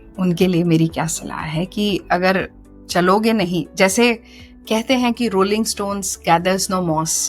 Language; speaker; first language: Hindi; non-native, local second language; Marathi